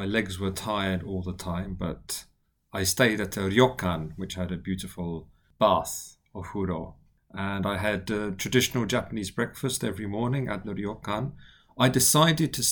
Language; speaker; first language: English; native; English